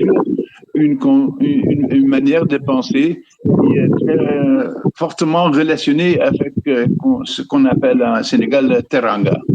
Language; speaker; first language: French; non-native, fluent; Dutch